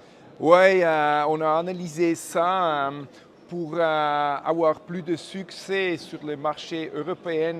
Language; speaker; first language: French; non-native, fluent; German